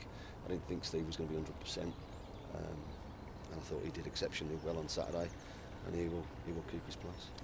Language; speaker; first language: English; native; English